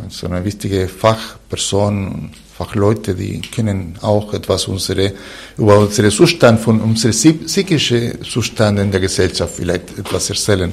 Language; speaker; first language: German; non-native, fluent; Spanish